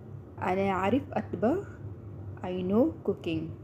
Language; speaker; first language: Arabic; non-native, learner; Hindi